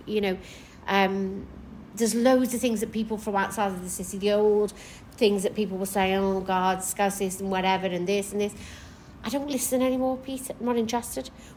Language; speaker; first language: English; native; English